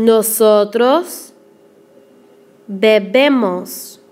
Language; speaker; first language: Spanish; non-native, fluent; English